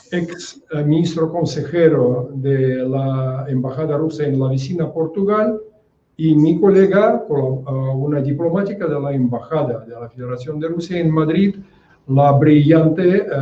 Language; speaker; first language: Spanish; non-native, fluent; Russian